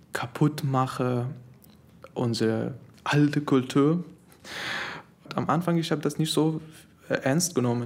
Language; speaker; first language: German; non-native, learner; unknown